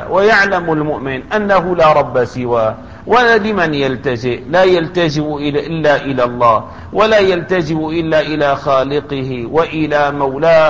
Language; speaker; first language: Arabic; native; Arabic